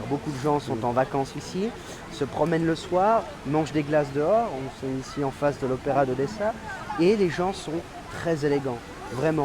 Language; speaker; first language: French; native; French